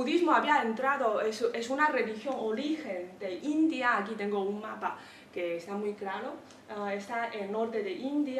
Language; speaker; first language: Spanish; non-native, fluent; Chinese